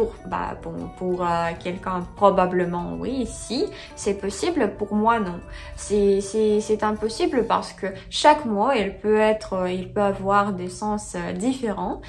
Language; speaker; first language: French; non-native, fluent; Russian